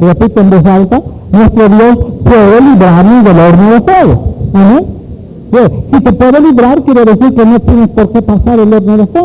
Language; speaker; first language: Spanish; native; Spanish